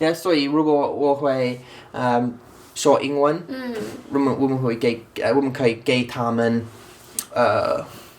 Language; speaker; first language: Chinese; non-native, learner; English